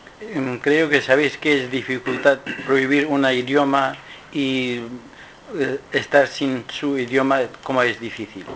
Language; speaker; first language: Spanish; non-native, learner; Kurdish